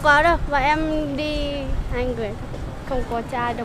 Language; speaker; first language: Vietnamese; non-native, local second language; Hmong